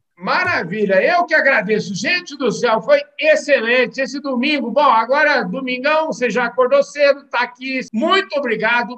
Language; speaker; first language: Portuguese; native; Portuguese